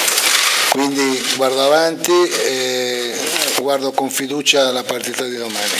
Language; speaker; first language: Italian; native; Italian